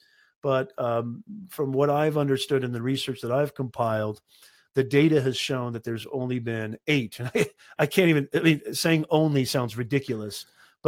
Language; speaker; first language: English; native; English